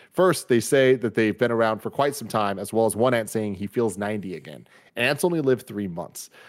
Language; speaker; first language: English; native; English